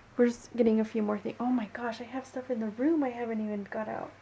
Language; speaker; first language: English; native; English